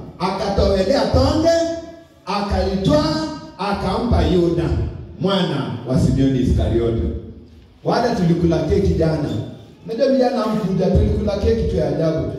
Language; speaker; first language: Swahili; non-native, local second language; Kalenjin